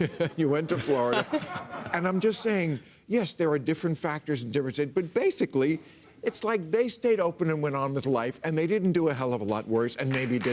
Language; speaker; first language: English; native; English